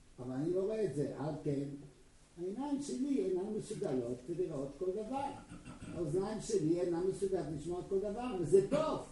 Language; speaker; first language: Hebrew; non-native, fluent; Czech